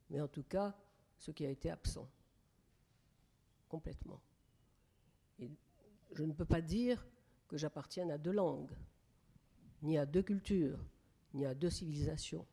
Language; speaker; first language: French; native; French